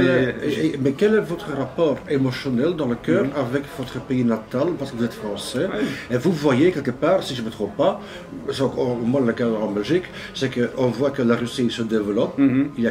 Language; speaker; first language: French; non-native, local second language; Dutch